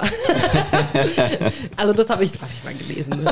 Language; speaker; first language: German; native; German